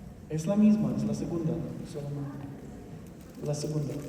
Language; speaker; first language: Spanish; non-native, fluent; Ukrainian